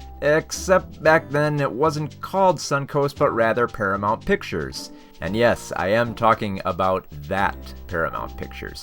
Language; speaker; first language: English; native; English